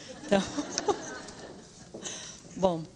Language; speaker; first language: Portuguese; non-native, fluent; English